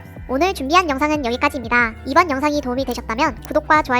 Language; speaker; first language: Korean; native; Korean